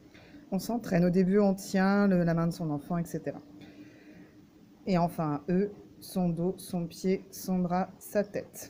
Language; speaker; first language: French; native; French